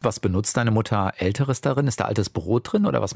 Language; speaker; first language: German; native; German